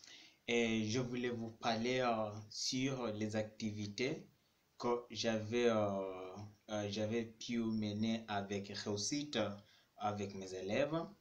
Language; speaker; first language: French; non-native, fluent; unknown